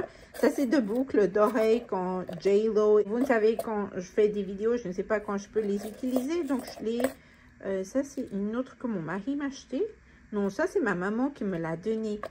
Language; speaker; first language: French; non-native, fluent; Spanish